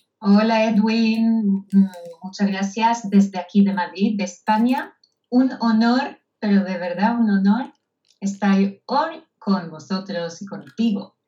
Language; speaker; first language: Spanish; non-native, fluent; Hebrew